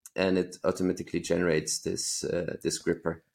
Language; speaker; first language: English; non-native, fluent; Dutch